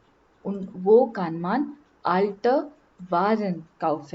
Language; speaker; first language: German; non-native, learner; Marathi